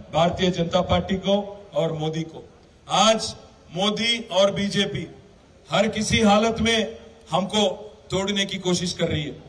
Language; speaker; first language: Hindi; non-native, local second language; Telugu